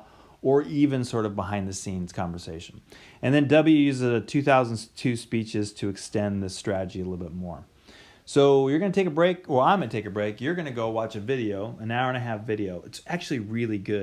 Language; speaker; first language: English; native; English